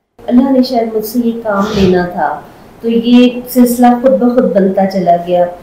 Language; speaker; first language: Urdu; non-native, local second language; Sindhi